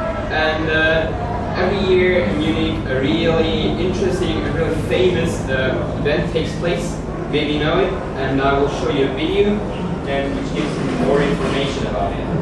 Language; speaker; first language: English; non-native, fluent; German